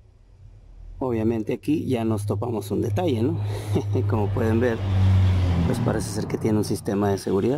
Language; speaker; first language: Spanish; native; Spanish